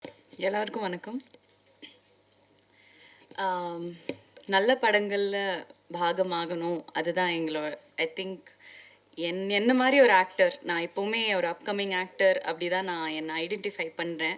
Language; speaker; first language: Tamil; non-native, local second language; Malayalam